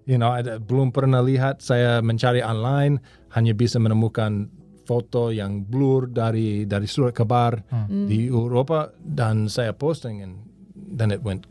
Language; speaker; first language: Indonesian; non-native, learner; English